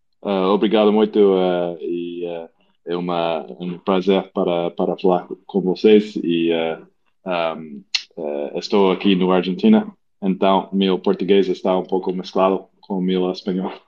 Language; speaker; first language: Portuguese; non-native, learner; English